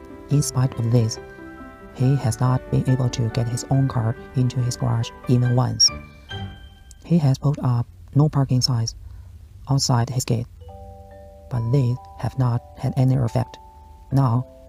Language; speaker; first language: English; non-native, learner; Chinese